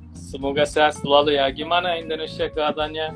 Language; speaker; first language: Indonesian; non-native, fluent; Turkish